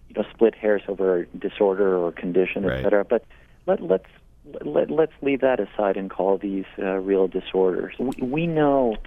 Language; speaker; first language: English; non-native, fluent; Spanish